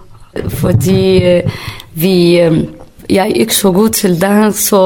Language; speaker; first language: Danish; non-native, learner; Kurdish